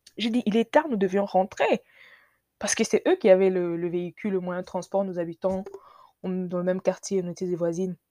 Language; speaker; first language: French; non-native, local second language; Lingala